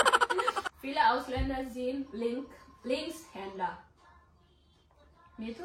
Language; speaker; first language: German; non-native, learner; Indonesian